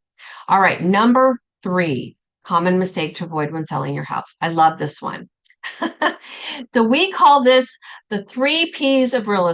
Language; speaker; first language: English; native; English